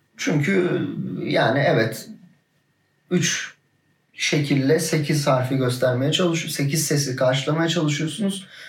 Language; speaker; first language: Turkish; native; Turkish